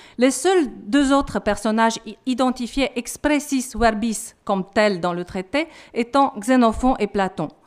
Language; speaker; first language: French; non-native, fluent; Romanian